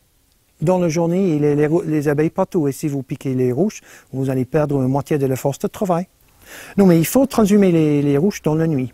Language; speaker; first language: French; non-native, fluent; English